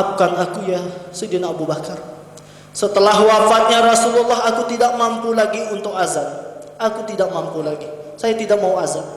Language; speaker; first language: Indonesian; non-native, local second language; Sasak